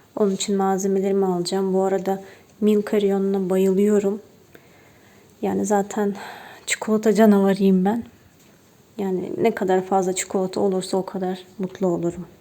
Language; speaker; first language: Turkish; non-native, fluent; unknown